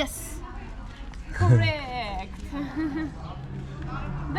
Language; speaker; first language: English; non-native, learner; Armenian